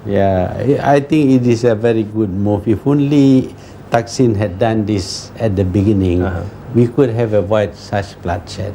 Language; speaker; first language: English; non-native, local second language; Malay